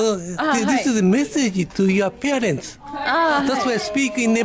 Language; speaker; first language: English; non-native, learner; Japanese